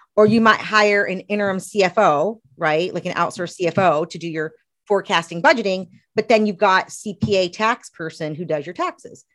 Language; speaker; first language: English; native; English